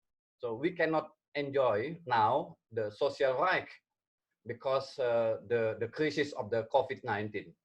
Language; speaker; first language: English; non-native, learner; Indonesian